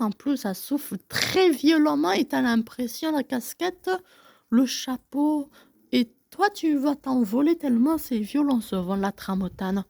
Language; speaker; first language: French; native; French